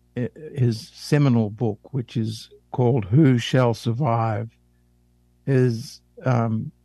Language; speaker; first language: English; native; English